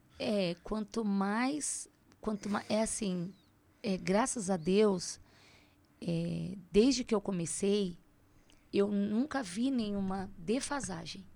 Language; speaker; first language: Portuguese; native; Portuguese